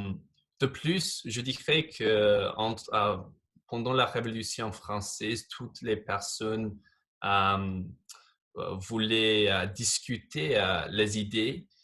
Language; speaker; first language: French; non-native, fluent; English